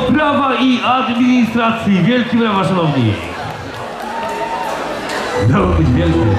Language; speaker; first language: Polish; native; Polish